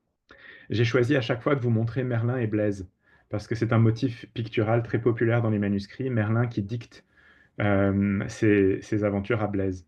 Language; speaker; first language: French; native; French